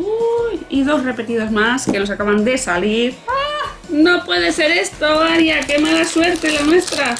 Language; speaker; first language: Spanish; native; Spanish